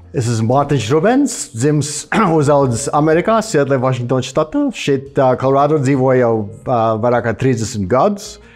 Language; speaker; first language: Latvian; early bilingual, heritage; Latvian